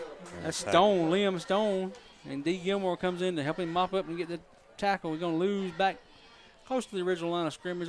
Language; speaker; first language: English; native; English